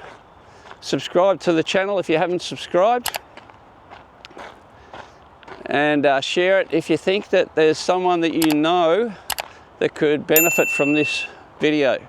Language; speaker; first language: English; native; English